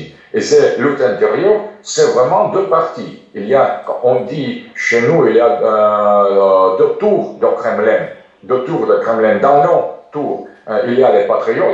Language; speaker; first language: French; non-native, fluent; Russian